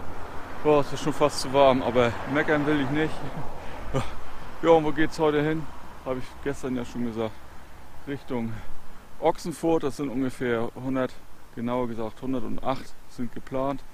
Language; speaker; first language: German; native; German